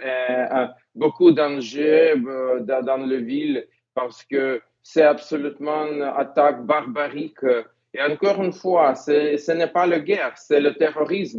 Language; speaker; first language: French; non-native, learner; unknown